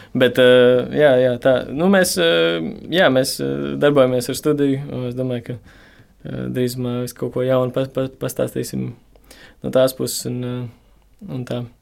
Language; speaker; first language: Latvian; native; Latvian